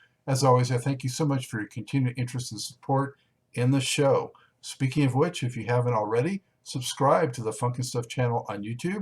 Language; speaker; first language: English; native; English